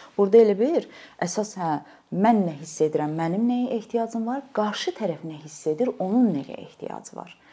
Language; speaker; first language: Azerbaijani; native; Azerbaijani